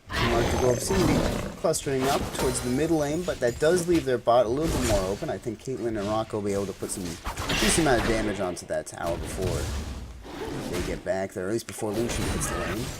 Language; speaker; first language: English; native; English